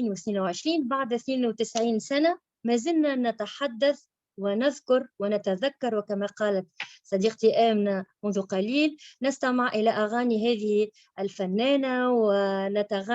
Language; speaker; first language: Arabic; native; Arabic